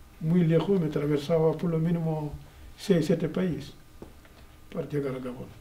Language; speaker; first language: Spanish; non-native, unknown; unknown